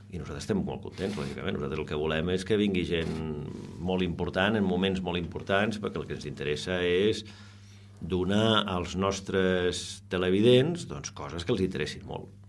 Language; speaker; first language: Catalan; non-native, local second language; Spanish